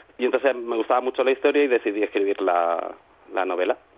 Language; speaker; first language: Spanish; native; Spanish